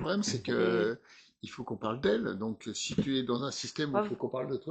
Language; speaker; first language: French; native; French